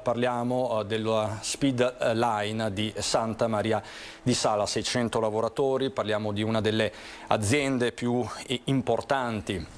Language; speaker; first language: Italian; native; Italian